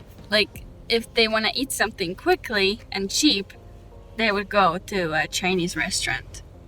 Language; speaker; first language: English; non-native, fluent; Polish